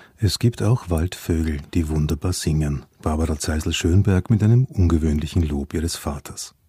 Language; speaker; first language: German; native; German